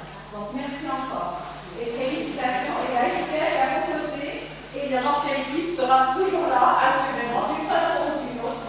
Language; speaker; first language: French; native; French